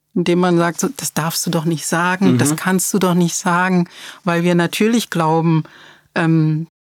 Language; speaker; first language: German; early bilingual, other home language; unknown